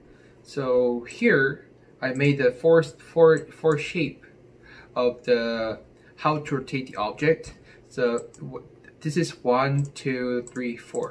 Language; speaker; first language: English; non-native, fluent; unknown